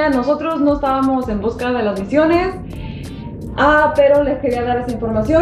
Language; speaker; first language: Spanish; native; Spanish